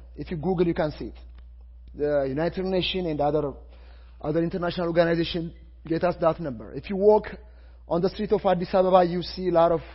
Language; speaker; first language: English; non-native, fluent; Amharic